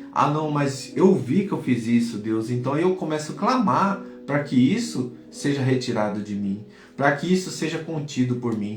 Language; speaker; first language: Portuguese; native; Portuguese